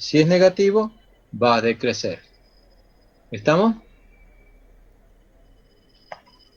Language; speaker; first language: Spanish; native; Spanish